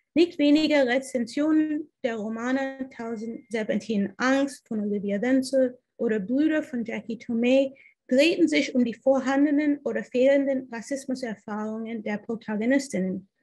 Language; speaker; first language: German; non-native, fluent; English